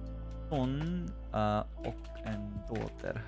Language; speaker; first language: Swedish; non-native, learner; English